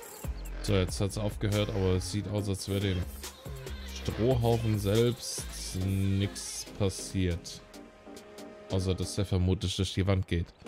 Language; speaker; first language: German; native; German